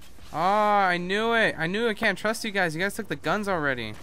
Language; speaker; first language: English; native; English